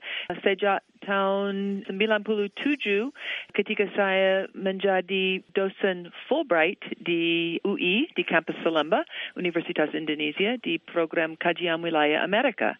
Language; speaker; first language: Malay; non-native, fluent; English